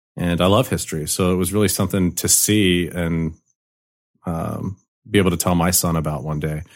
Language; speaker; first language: English; native; English